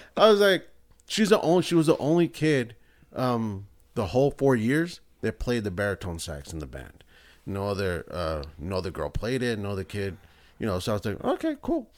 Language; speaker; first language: English; early bilingual, other home language; Spanish